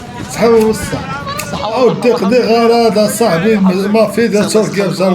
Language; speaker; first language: Arabic; native; Arabic